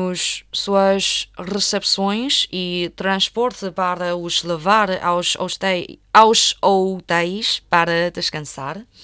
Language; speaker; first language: Portuguese; non-native, fluent; Chinese